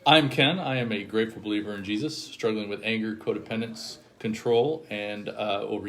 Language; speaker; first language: English; native; English